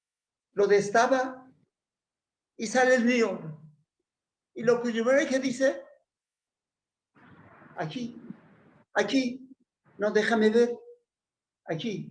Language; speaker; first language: Spanish; non-native, fluent; Persian